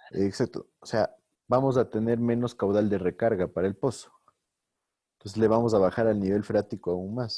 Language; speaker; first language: Spanish; native; Spanish